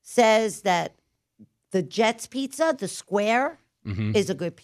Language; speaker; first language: English; early bilingual, other home language; Italian